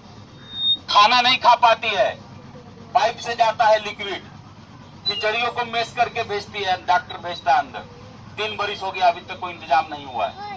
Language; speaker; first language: Hindi; non-native, local second language; Bhojpuri